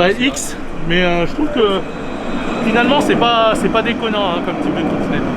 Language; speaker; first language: French; native; French